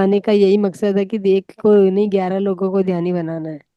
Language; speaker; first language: Hindi; native; Hindi